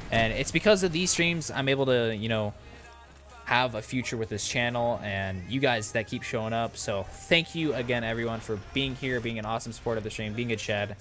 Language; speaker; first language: English; native; English